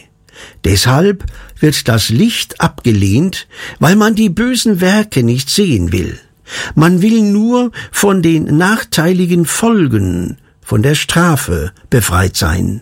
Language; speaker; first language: German; native; German